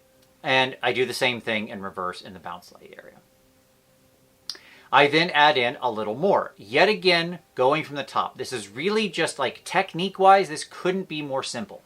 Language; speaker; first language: English; native; English